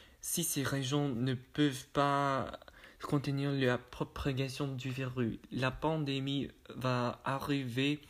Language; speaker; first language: French; non-native, learner; English